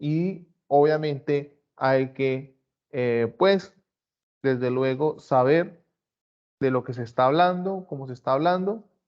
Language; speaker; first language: Spanish; native; Spanish